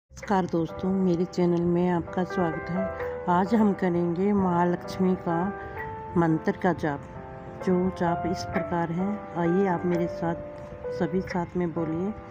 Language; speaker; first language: Hindi; native; Hindi